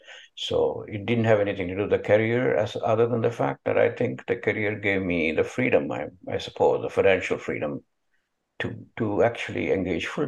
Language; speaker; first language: English; non-native, local second language; Kannada